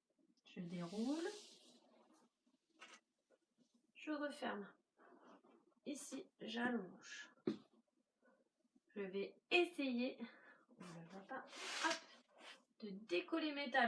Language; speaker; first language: French; native; French